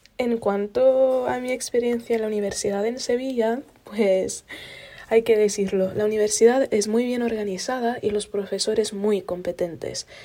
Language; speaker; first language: Spanish; non-native, fluent; Italian